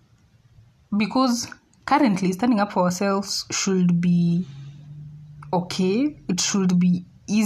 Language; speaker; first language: English; non-native, local second language; Swahili